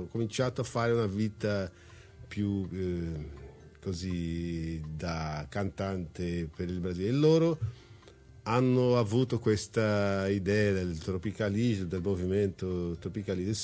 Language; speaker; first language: Italian; non-native, fluent; Portuguese